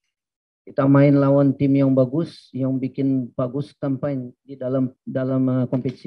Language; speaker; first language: Indonesian; non-native, fluent; Portuguese